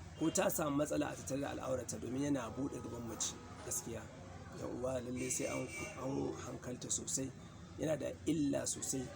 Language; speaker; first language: Hausa; native; Hausa